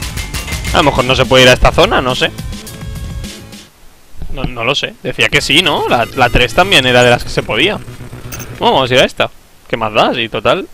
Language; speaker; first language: Spanish; native; Spanish